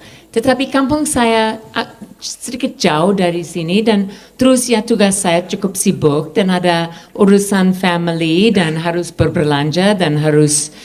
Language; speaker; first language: Indonesian; non-native, fluent; English